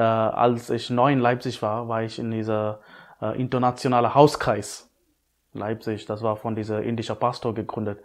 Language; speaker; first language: German; non-native, fluent; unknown